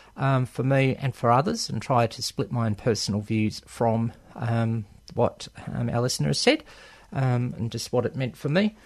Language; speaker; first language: English; native; English